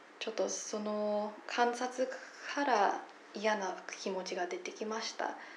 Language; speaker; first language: Japanese; non-native, fluent; English